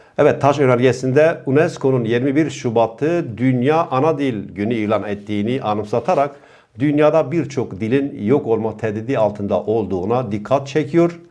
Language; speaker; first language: Turkish; non-native, local second language; Kurdish